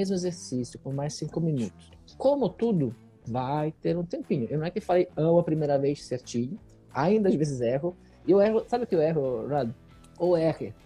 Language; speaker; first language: Portuguese; non-native, fluent; Italian